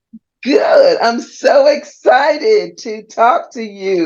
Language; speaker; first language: English; native; English